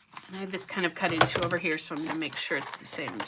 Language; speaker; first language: English; native; English